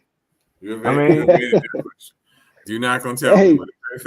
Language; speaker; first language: English; native; English